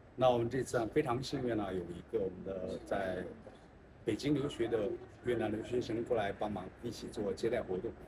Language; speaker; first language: Chinese; native; Chinese